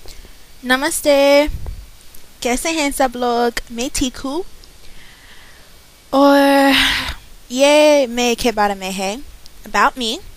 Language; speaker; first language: Hindi; non-native, learner; English